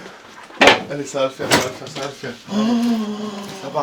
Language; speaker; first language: French; native; French